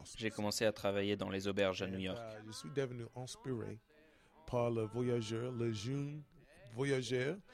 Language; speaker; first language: French; non-native, fluent; English